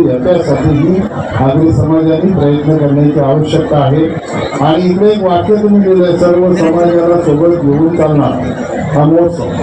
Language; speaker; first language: Marathi; native; Marathi